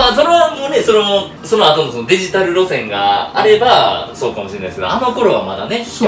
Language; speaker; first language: Japanese; native; Japanese